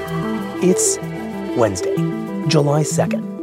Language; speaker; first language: English; native; English